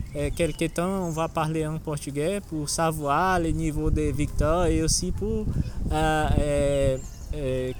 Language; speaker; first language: French; non-native, learner; Portuguese